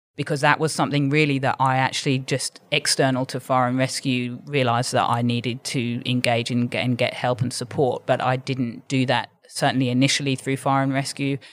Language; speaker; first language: English; native; English